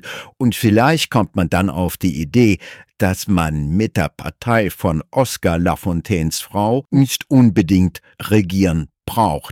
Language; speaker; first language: German; native; German